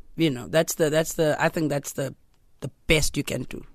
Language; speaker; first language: English; non-native, local second language; Zulu